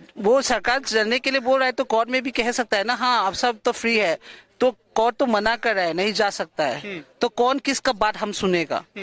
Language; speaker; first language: Hindi; non-native, local second language; Manipuri